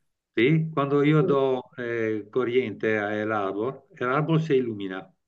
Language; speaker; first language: Spanish; non-native, learner; Italian